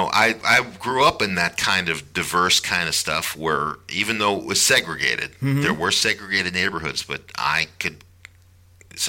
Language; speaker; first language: English; native; English